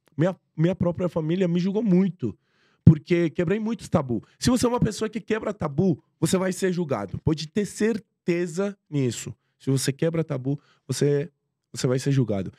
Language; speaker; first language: Portuguese; non-native, fluent; Persian